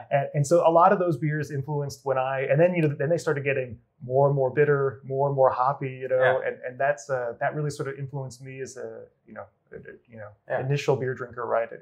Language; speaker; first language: English; native; English